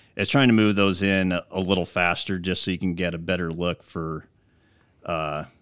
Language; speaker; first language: English; native; English